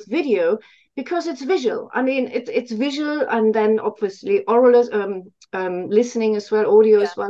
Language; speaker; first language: English; non-native, fluent; German